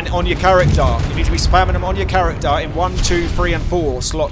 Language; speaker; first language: English; native; English